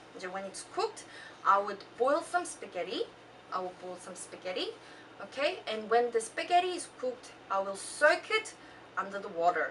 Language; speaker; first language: English; early bilingual, other home language; Korean